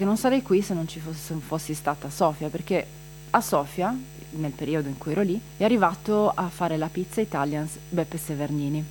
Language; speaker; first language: Italian; native; Italian